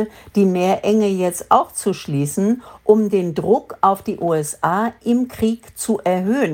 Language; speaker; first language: German; native; German